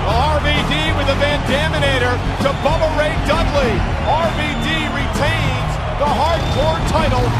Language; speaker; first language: English; native; English